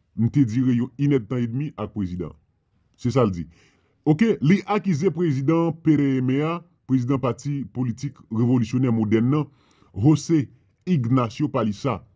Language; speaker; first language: Haitian Creole; non-native, fluent; Spanish